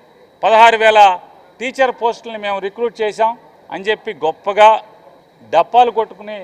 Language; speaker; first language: Telugu; native; Telugu